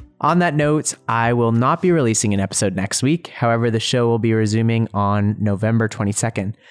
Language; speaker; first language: English; native; English